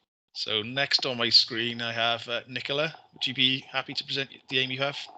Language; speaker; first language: English; native; English